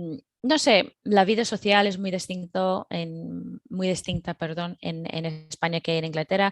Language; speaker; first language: Spanish; non-native, fluent; English